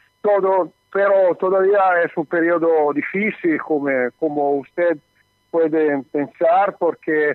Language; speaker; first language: Spanish; non-native, learner; Italian